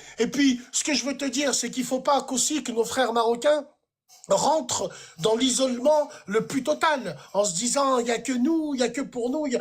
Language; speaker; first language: French; early bilingual, other home language; Arabic